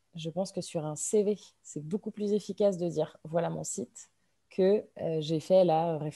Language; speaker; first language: French; native; French